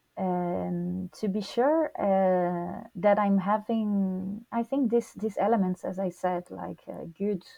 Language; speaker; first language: English; non-native, fluent; Portuguese